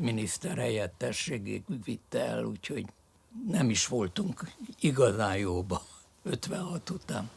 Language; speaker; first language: Hungarian; early bilingual, other home language; French